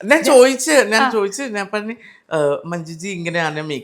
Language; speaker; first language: Malayalam; non-native, learner; Assamese